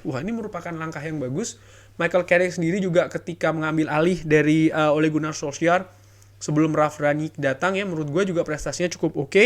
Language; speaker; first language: Indonesian; native; Indonesian